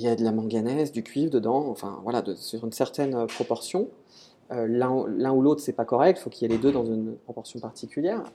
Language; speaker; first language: French; native; French